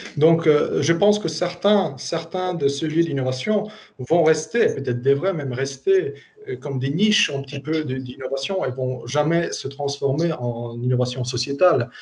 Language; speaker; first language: French; non-native, fluent; Polish